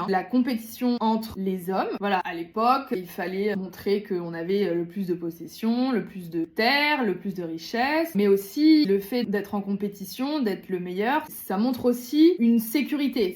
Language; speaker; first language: French; native; French